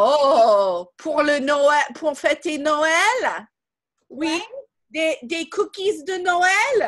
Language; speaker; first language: French; non-native, fluent; English